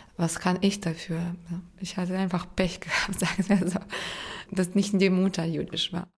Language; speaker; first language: German; non-native, fluent; Russian